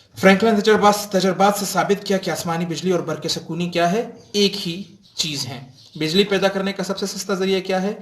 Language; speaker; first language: Urdu; non-native, local second language; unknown